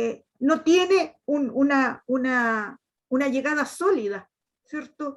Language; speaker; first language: Spanish; native; Spanish